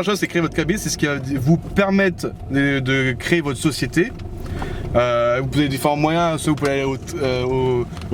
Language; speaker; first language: French; native; French